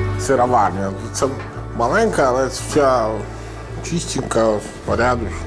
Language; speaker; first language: Ukrainian; non-native, learner; Italian